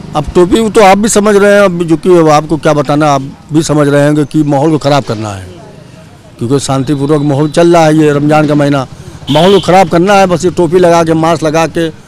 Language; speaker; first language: Hindi; native; Hindi